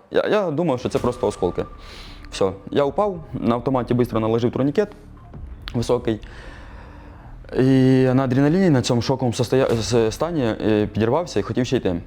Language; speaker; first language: Ukrainian; native; Ukrainian